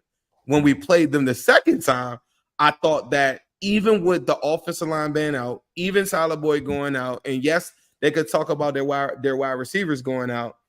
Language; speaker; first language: English; native; English